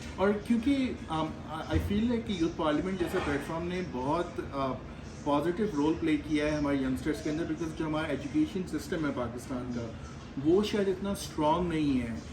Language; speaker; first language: Urdu; native; Urdu